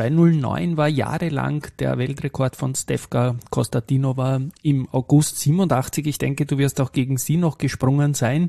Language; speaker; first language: German; native; German